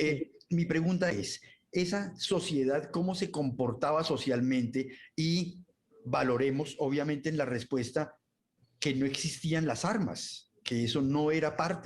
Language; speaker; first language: Spanish; native; Spanish